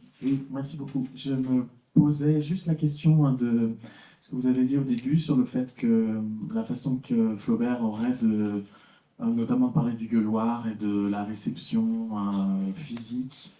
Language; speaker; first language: French; native; French